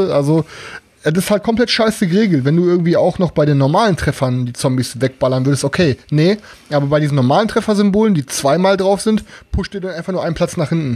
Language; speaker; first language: German; native; German